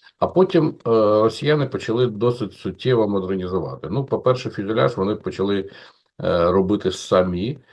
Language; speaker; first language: Ukrainian; native; Ukrainian